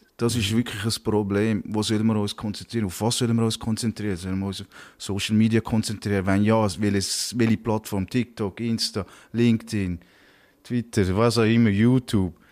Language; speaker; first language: German; early bilingual, other home language; Turkish